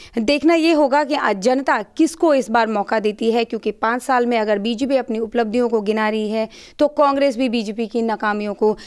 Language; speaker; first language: Hindi; native; Hindi